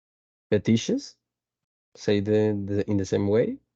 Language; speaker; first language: English; non-native, fluent; Spanish